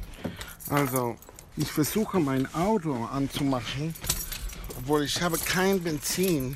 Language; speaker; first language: German; non-native, fluent; Spanish